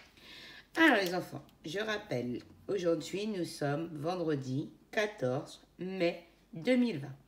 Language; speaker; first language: French; native; French